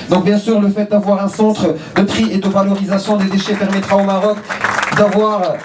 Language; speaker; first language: French; non-native, local second language; Arabic